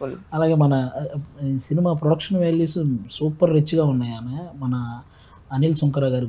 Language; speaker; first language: Telugu; native; Telugu